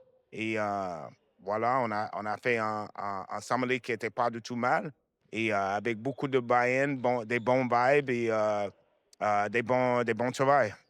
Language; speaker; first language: French; non-native, fluent; English